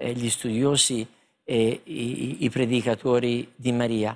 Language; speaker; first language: Italian; native; Italian